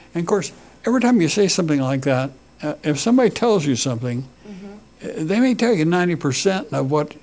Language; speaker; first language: English; native; English